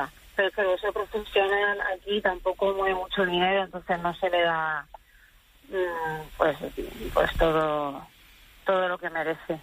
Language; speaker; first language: Spanish; native; Spanish